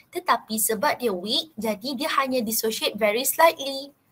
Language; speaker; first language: English; non-native, local second language; Malay